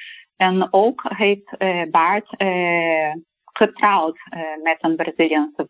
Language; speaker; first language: Dutch; non-native, learner; Portuguese